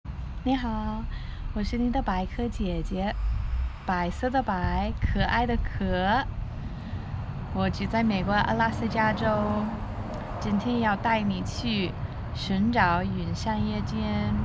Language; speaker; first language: Chinese; non-native, fluent; English